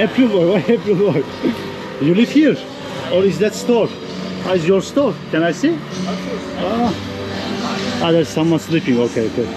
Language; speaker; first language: English; non-native, learner; Turkish